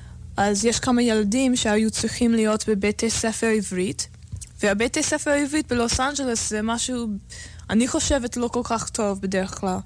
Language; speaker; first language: Hebrew; non-native, learner; English